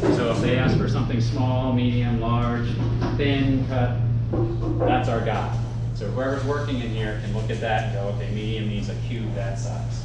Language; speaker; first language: English; native; English